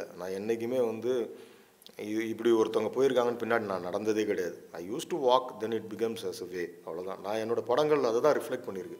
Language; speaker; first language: Tamil; native; Tamil